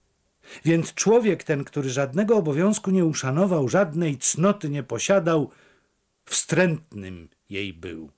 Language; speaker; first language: Polish; native; Polish